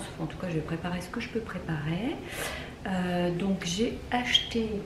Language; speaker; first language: French; native; French